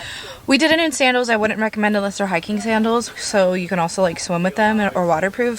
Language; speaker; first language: English; native; English